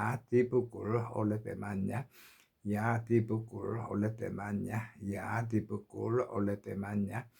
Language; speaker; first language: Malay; non-native, learner; Korean